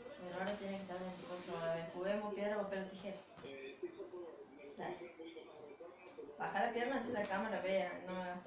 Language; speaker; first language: Spanish; native; Spanish